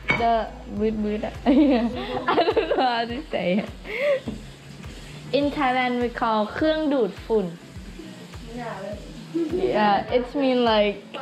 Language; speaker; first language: English; non-native, learner; Thai